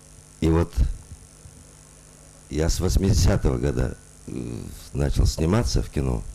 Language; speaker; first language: Russian; non-native, local second language; Uzbek